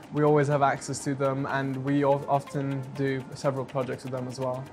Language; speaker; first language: English; non-native, fluent; Chinese